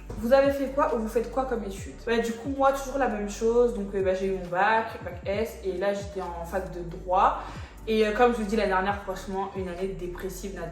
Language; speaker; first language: French; native; French